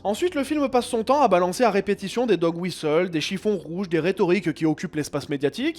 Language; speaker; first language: French; native; French